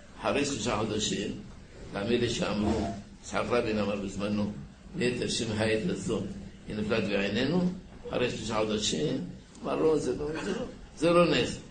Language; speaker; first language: Hebrew; early bilingual, other home language; Arabic